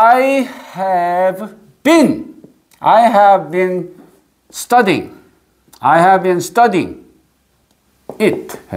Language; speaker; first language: English; non-native, fluent; Korean